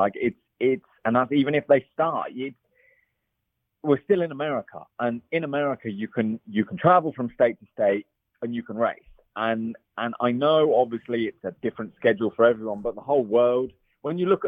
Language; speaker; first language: English; native; English